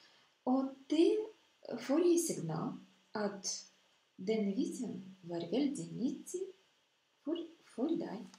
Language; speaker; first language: Norwegian; non-native, fluent; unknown